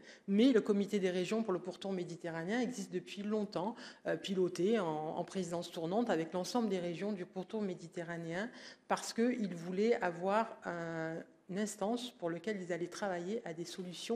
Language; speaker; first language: French; native; French